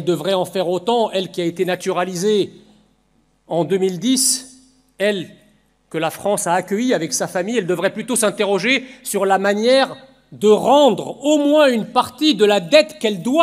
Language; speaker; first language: French; early bilingual, other home language; Arabic